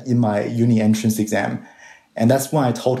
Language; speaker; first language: English; non-native, fluent; Chinese